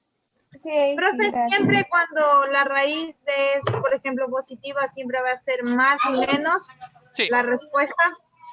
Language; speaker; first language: Spanish; native; Spanish